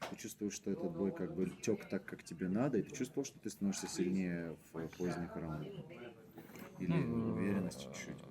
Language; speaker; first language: Russian; non-native, local second language; Uzbek